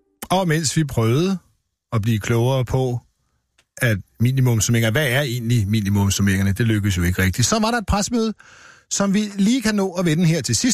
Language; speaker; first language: Danish; native; Danish